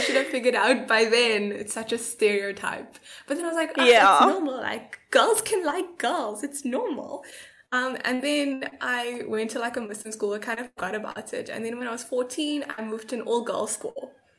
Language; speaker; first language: English; native; English